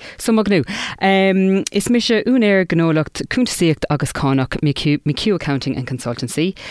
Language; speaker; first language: Irish; non-native, local second language; English